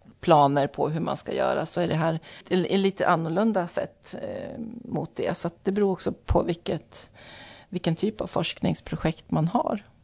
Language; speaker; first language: Swedish; native; Swedish